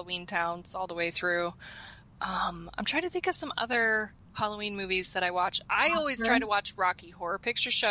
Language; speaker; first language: English; native; English